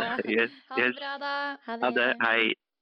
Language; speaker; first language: Norwegian; native; Norwegian